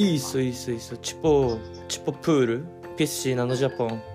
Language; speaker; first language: Portuguese; non-native, learner; Japanese